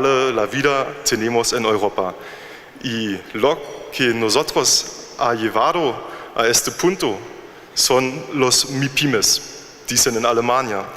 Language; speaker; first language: Spanish; non-native, learner; German